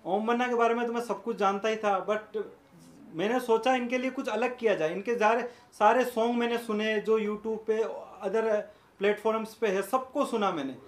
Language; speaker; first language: Hindi; native; Hindi